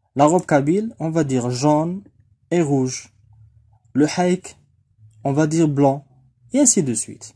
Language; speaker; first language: French; non-native, local second language; Arabic